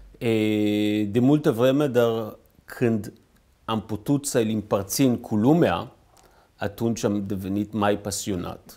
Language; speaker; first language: Romanian; early bilingual, heritage; Hebrew